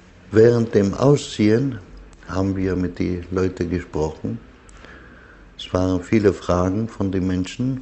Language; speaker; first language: German; non-native, fluent; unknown